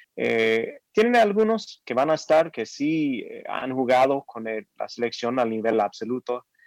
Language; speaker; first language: Spanish; non-native, fluent; English